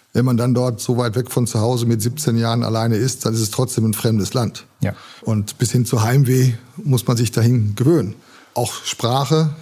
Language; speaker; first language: German; native; German